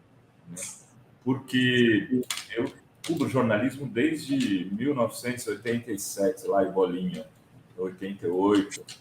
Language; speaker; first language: Portuguese; native; Portuguese